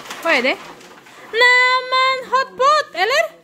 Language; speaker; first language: Swedish; non-native, learner; Indonesian